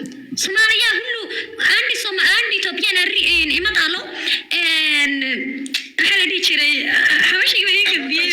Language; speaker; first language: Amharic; non-native, learner; Somali